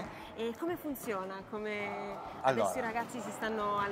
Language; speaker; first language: Italian; native; Italian